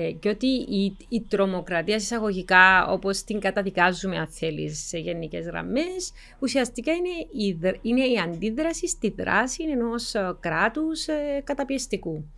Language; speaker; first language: Greek; native; Greek